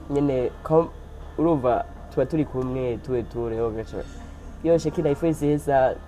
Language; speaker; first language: Rundi; non-native, local second language; Swahili